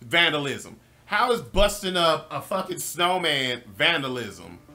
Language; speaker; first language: English; native; English